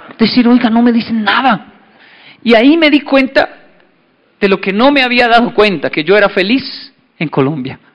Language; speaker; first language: Spanish; native; Spanish